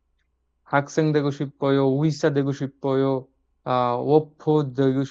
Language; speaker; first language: Korean; non-native, learner; Bangla